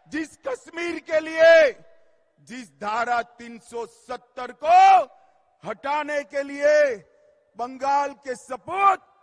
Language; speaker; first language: Hindi; non-native, local second language; Gujarati